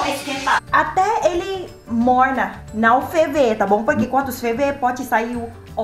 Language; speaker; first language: Portuguese; non-native, learner; Thai